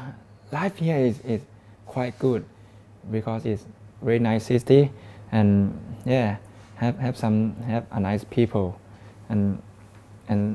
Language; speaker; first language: English; non-native, learner; Thai